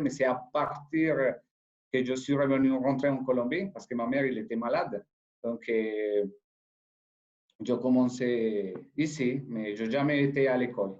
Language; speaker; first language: French; non-native, fluent; Spanish